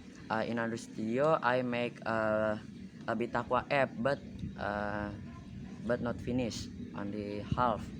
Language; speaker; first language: English; non-native, learner; Indonesian